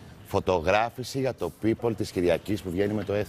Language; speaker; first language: Greek; native; Greek